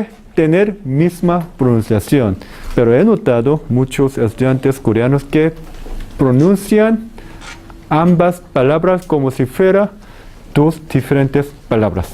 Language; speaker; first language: Spanish; non-native, fluent; Korean